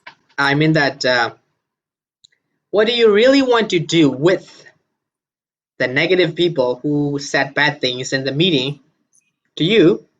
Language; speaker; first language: English; non-native, fluent; Burmese